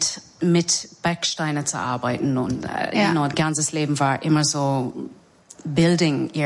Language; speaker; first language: German; non-native, learner; English